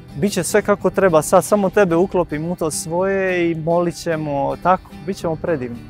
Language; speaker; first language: Croatian; native; Croatian